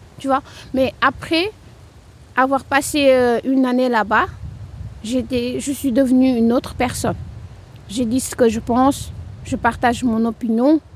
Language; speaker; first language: French; non-native, local second language; Wolof